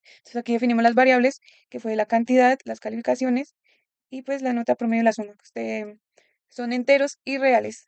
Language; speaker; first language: Spanish; native; Spanish